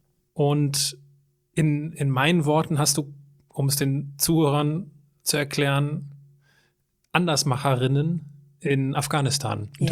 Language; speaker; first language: German; native; German